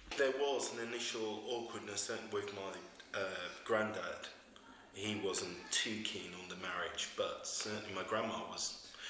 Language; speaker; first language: English; native; English